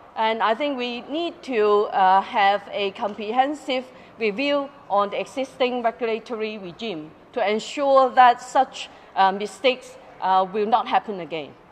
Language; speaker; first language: English; non-native, local second language; Cantonese